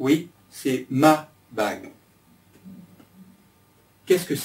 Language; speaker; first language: French; native; French